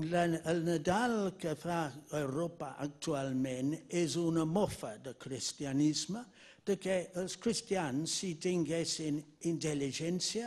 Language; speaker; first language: Catalan; non-native, fluent; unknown